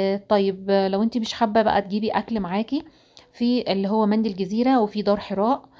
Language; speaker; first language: Arabic; native; Arabic